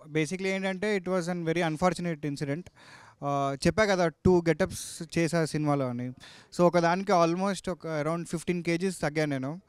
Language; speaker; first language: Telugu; native; Telugu